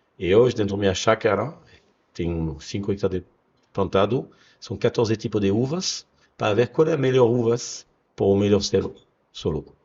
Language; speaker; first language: Portuguese; non-native, fluent; French